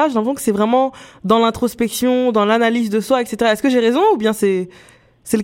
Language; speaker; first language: French; native; French